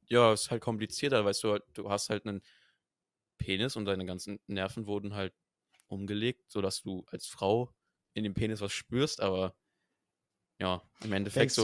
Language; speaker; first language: German; native; German